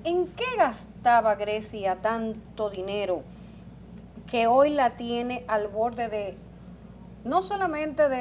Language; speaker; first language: Spanish; native; Spanish